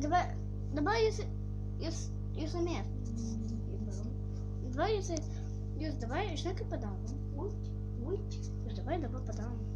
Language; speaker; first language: Russian; non-native, learner; Lithuanian